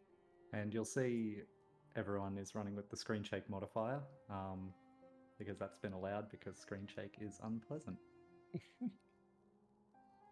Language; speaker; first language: English; native; English